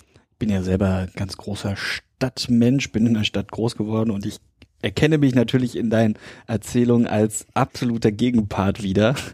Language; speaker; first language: German; native; German